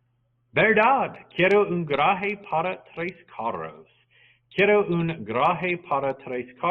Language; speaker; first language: Spanish; non-native, fluent; English